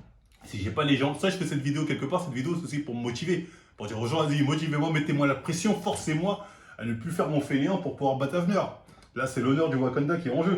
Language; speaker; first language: French; native; French